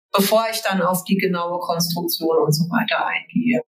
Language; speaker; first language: German; native; German